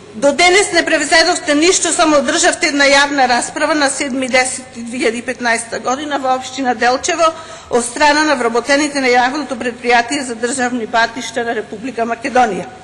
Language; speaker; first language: Macedonian; native; Macedonian